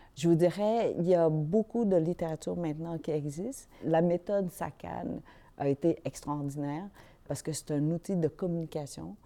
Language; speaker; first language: French; early bilingual, other home language; Vietnamese